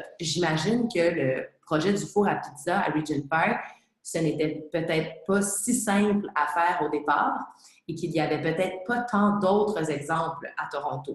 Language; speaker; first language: French; native; French